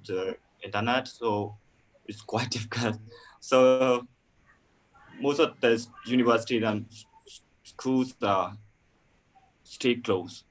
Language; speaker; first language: English; non-native, learner; Burmese